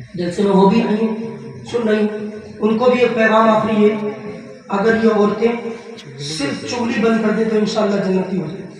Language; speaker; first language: Urdu; native; Urdu